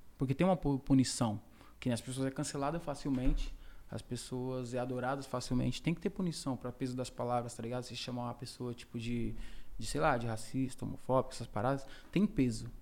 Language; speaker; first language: Portuguese; native; Portuguese